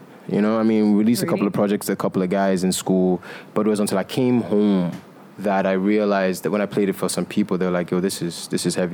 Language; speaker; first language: English; non-native, local second language; Yoruba